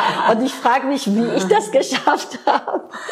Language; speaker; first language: German; non-native, fluent; Georgian